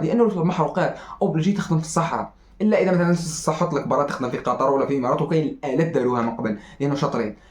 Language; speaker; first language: Arabic; native; Arabic